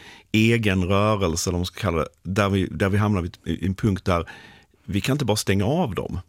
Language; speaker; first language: Swedish; native; Swedish